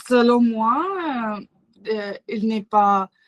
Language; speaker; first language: French; non-native, learner; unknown